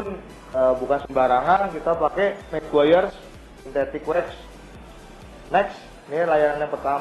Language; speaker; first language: Malay; native; Malay